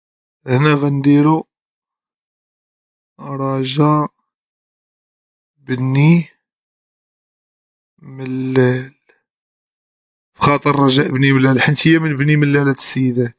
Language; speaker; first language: Arabic; native; Arabic